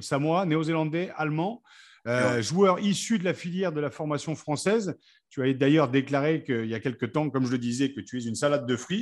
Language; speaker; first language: French; native; French